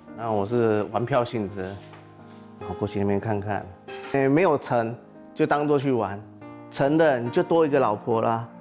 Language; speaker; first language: Chinese; native; Chinese